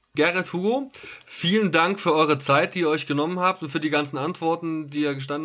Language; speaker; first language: German; native; German